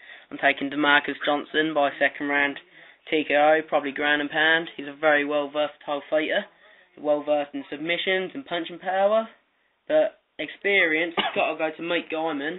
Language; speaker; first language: English; native; English